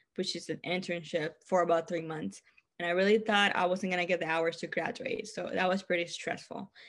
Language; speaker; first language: English; non-native, fluent; Spanish